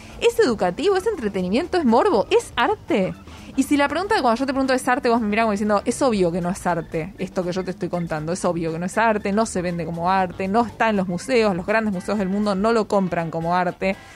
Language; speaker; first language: Spanish; native; Spanish